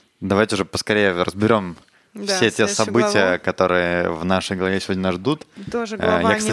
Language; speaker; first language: Russian; native; Russian